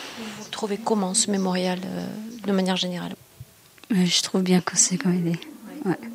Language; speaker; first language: French; native; French